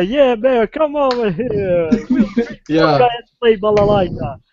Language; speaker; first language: English; non-native, fluent; Russian